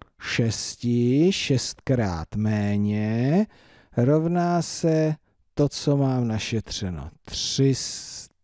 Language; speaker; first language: Czech; native; Czech